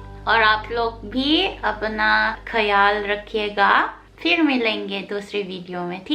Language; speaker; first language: Hindi; non-native, local second language; Korean